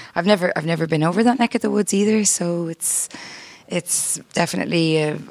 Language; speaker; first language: English; native; English